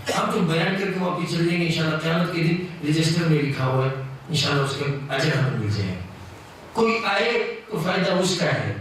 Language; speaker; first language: Urdu; non-native, local second language; Pashto